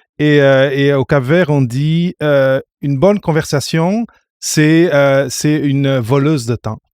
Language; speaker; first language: French; non-native, fluent; Portuguese